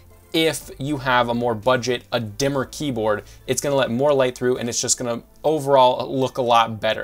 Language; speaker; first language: English; native; English